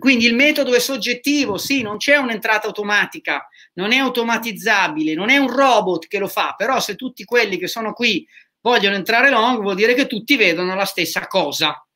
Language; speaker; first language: Italian; native; Italian